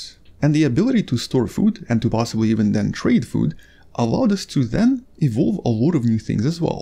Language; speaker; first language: English; non-native, fluent; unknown